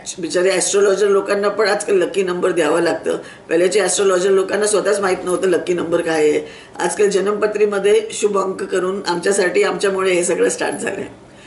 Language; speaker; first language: Marathi; non-native, local second language; Sindhi